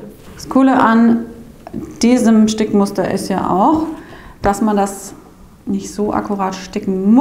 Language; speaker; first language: German; native; German